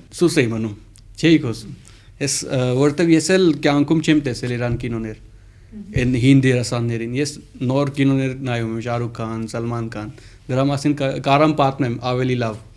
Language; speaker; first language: Armenian; non-native, fluent; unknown